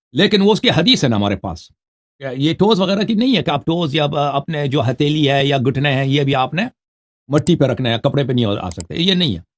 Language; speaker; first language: Urdu; non-native, fluent; Persian